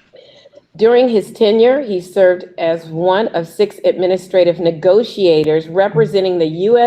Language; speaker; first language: English; native; English